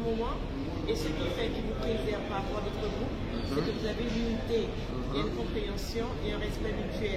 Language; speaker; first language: French; native; French